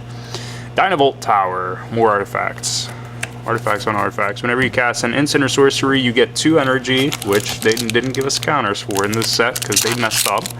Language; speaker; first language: English; native; English